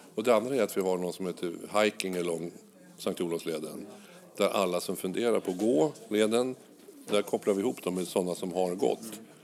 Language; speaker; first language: Swedish; native; Swedish